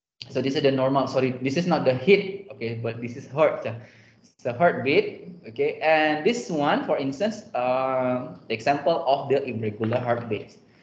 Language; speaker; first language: English; non-native, fluent; Indonesian